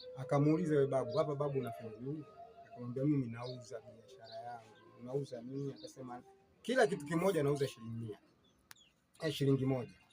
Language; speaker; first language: Swahili; native; Swahili